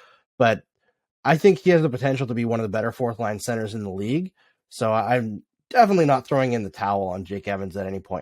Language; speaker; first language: English; native; English